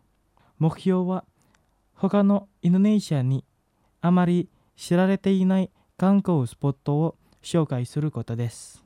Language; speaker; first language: Japanese; non-native, fluent; Indonesian